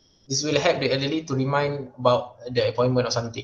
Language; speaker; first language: English; non-native, local second language; Malay